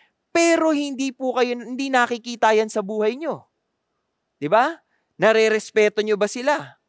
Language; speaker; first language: Filipino; native; Filipino